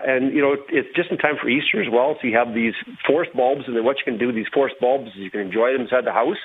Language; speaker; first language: English; native; English